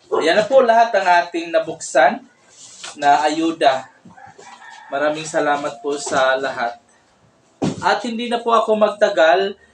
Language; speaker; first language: Filipino; non-native, local second language; Surigaonon